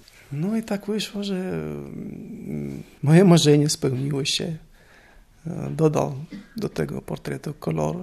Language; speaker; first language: Polish; non-native, learner; Russian